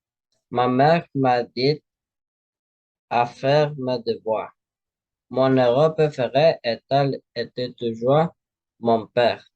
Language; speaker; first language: French; non-native, learner; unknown